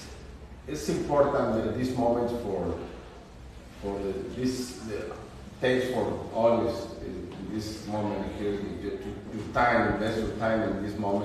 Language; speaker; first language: English; non-native, learner; Spanish